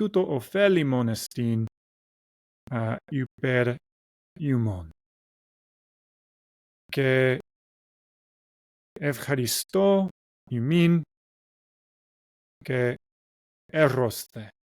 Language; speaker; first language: Greek; non-native, learner; English